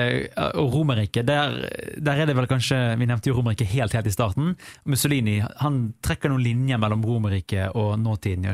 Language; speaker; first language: Norwegian; native; Norwegian